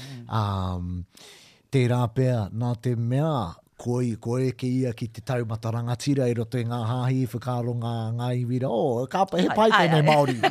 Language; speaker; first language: Māori; non-native, local second language; English